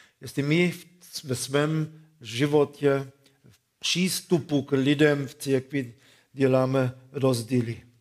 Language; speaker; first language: Czech; non-native, fluent; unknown